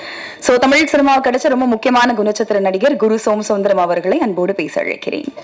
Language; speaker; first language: Tamil; native; Tamil